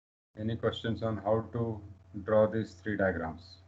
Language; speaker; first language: English; non-native, local second language; Hindi